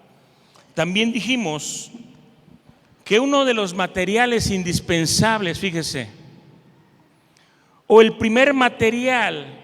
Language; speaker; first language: Spanish; native; Spanish